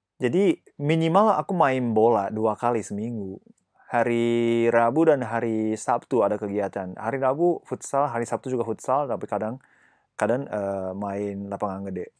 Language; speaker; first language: Indonesian; non-native, fluent; Japanese